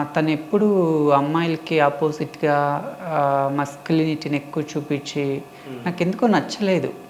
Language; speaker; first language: Telugu; native; Telugu